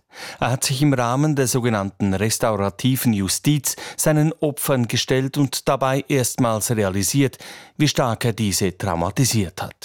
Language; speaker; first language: German; native; German